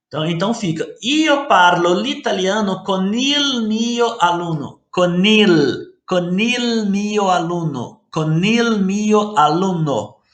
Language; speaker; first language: Italian; non-native, learner; Portuguese